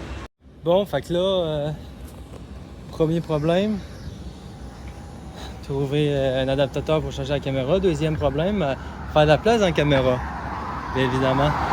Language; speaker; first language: French; native; French